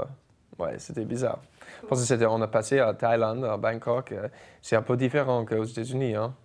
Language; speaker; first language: French; non-native, fluent; English